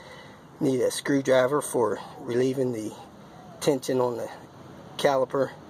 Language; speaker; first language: English; native; English